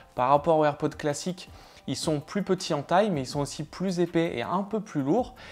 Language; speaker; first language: French; native; French